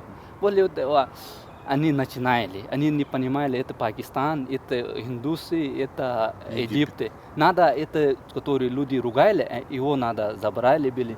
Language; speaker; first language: Russian; non-native, learner; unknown